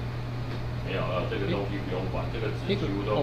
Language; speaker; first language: Chinese; native; Chinese